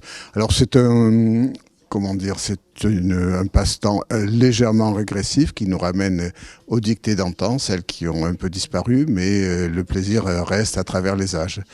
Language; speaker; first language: French; native; French